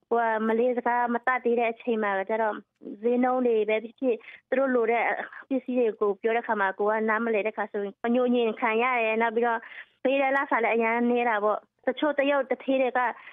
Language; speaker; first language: Burmese; non-native, local second language; Western Kayah